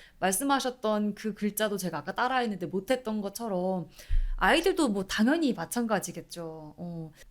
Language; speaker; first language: Korean; native; Korean